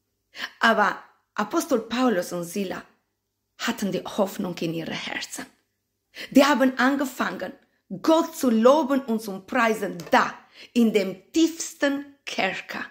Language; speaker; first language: German; non-native, fluent; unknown